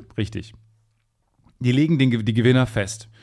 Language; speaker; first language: German; native; German